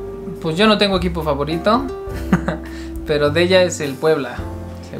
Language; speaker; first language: Spanish; native; Spanish